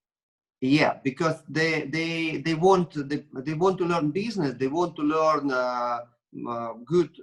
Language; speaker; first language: English; non-native, learner; Russian